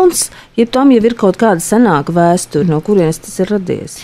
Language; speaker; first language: Latvian; native; Latvian